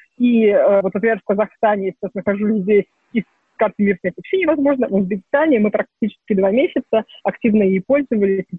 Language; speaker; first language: Russian; native; Russian